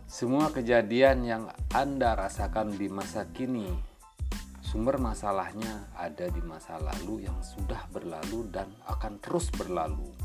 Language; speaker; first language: Indonesian; native; Indonesian